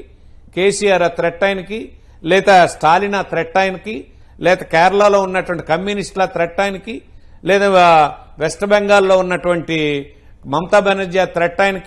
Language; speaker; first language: Telugu; native; Telugu